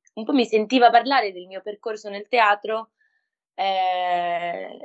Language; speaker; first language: Italian; non-native, fluent; Spanish